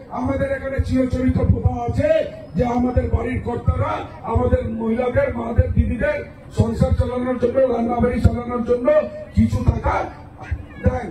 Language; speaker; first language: Bangla; non-native, local second language; Hindi